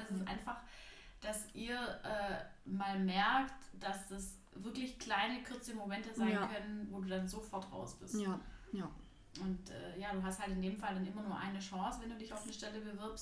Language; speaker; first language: German; native; German